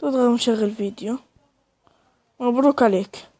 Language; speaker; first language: Arabic; native; Arabic